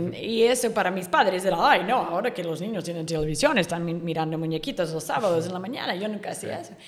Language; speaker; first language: Spanish; non-native, fluent; English